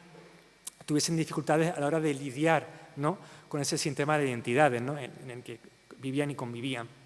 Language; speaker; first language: Spanish; native; Spanish